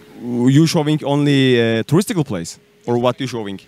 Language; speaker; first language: English; non-native, learner; Turkish